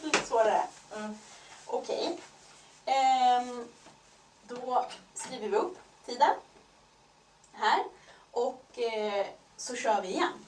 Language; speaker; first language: Swedish; native; Swedish